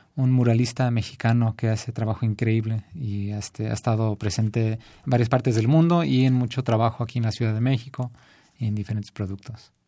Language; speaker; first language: Spanish; early bilingual, heritage; Spanish